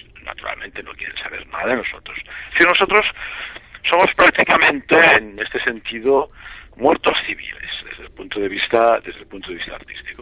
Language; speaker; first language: Spanish; native; Spanish